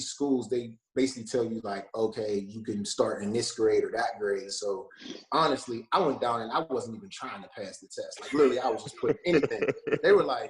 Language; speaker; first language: English; native; English